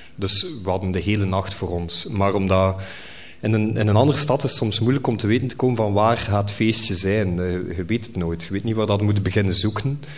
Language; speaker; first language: Dutch; native; Dutch